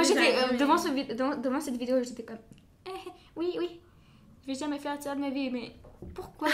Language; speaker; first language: French; non-native, fluent; Bulgarian